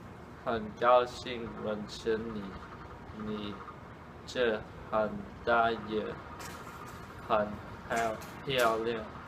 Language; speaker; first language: Chinese; non-native, learner; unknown